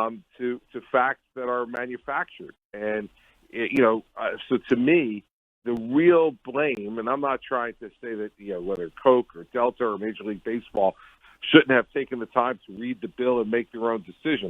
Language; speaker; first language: English; native; English